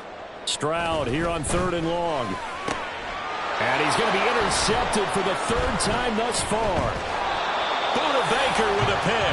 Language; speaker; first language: English; native; English